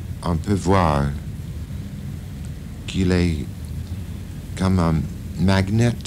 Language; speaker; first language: French; non-native, fluent; English